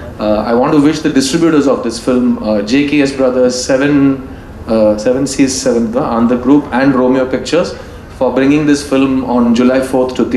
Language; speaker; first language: Tamil; native; Tamil